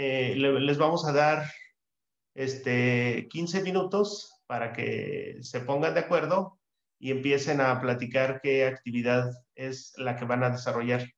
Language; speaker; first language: Spanish; native; Spanish